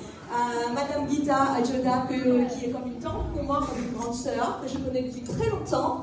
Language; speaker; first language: French; non-native, local second language; Morisyen